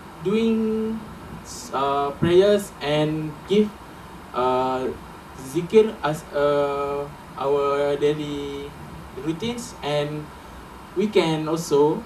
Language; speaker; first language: English; non-native, local second language; Malay